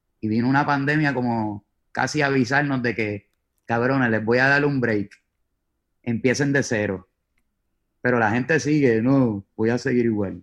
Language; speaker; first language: Spanish; native; Spanish